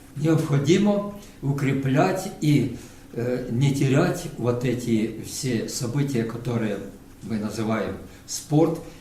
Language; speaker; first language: Russian; non-native, local second language; Ukrainian